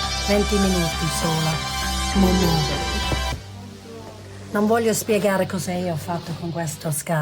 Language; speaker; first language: Italian; non-native, learner; English